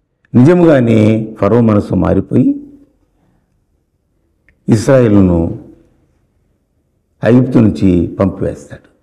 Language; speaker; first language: Telugu; native; Telugu